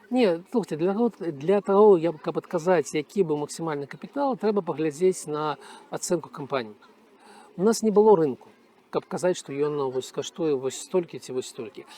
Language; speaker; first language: Belarusian; non-native, local second language; Russian